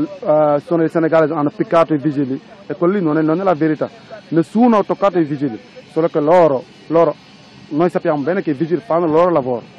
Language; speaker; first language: Italian; non-native, local second language; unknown